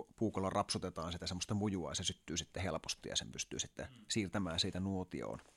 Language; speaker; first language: Finnish; native; Finnish